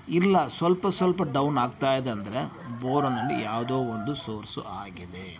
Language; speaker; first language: Kannada; non-native, local second language; Tamil